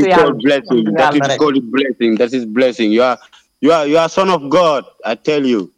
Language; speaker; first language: English; non-native, learner; Wolof